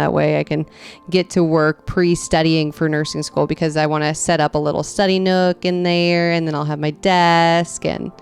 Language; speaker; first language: English; native; English